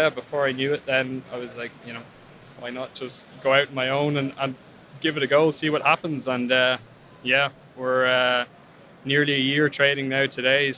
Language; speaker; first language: English; native; English